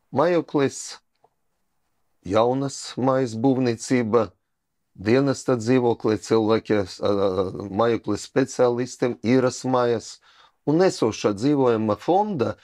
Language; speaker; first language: Latvian; non-native, local second language; Russian